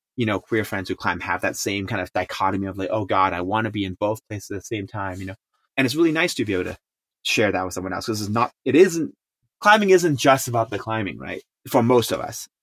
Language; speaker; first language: English; non-native, local second language; Chinese